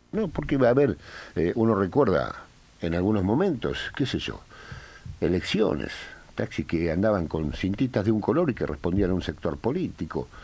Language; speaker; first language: Spanish; native; Spanish